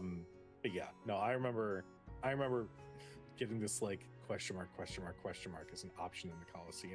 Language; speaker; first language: English; native; English